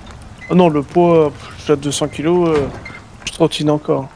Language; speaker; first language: French; native; French